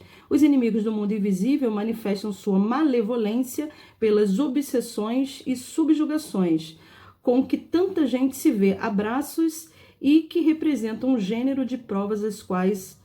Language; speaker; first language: Portuguese; native; Portuguese